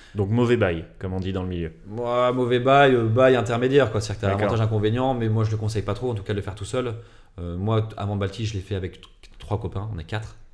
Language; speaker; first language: French; native; French